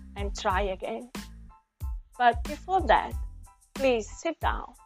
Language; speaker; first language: English; non-native, fluent; Portuguese